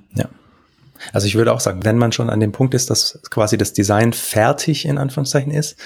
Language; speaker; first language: German; native; German